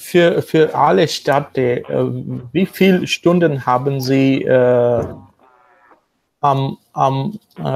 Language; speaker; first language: German; non-native, learner; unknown